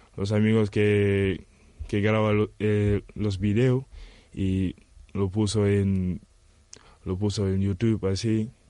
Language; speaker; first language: Spanish; non-native, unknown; Wolof